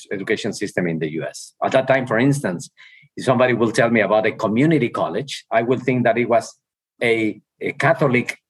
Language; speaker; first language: English; non-native, fluent; Spanish